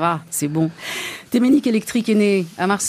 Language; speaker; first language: French; native; French